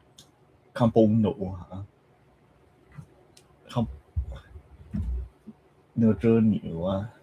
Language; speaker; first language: Vietnamese; non-native, learner; English